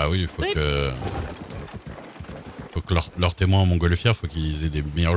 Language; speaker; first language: French; native; French